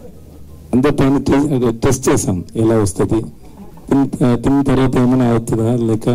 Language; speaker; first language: Telugu; non-native, learner; Tamil